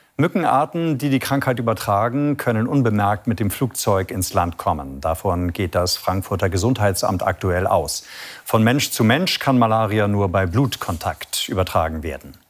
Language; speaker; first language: German; native; German